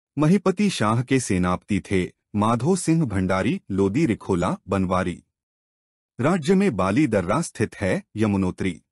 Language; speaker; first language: Hindi; native; Hindi